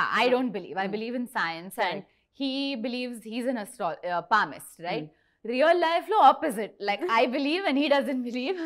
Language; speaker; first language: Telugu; non-native, learner; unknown